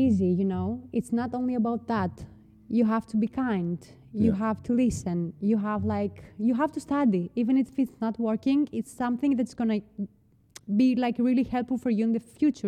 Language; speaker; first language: English; non-native, fluent; Greek